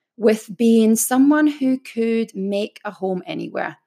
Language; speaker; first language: English; native; English